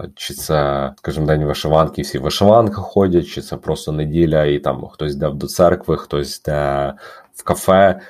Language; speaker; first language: Ukrainian; native; Ukrainian